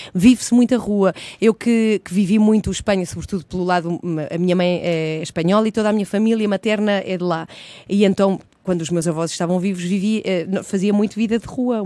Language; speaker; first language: Portuguese; early bilingual, heritage; Portuguese